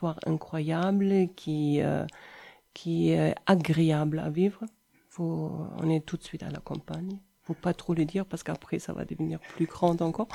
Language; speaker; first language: French; non-native, fluent; German